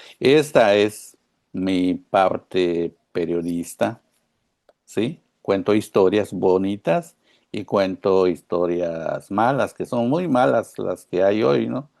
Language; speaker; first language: Spanish; non-native, local second language; Yucateco